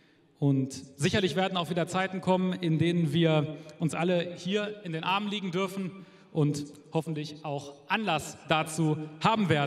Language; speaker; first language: German; native; German